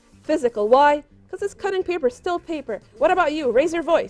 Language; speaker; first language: English; non-native, fluent; Arabic